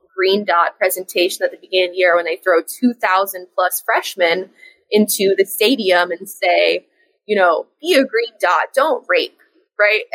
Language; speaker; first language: English; native; English